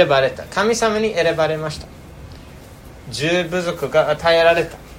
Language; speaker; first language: Japanese; non-native, fluent; English